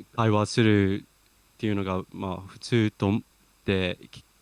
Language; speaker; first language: Japanese; non-native, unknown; English